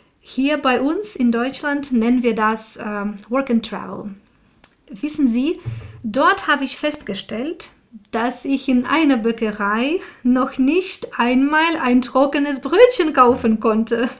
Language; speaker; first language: German; non-native, fluent; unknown